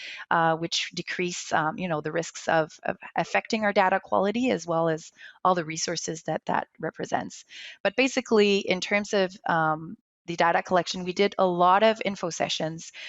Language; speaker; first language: English; non-native, local second language; French